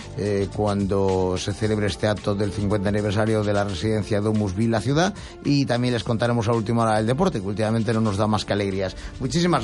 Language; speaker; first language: Spanish; native; Spanish